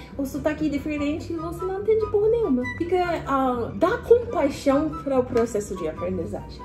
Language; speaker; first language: Portuguese; non-native, fluent; English